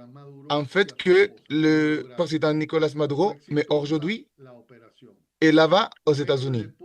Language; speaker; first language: French; non-native, learner; Spanish